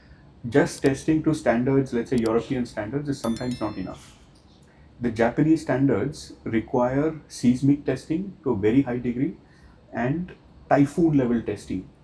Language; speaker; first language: English; non-native, local second language; Hindi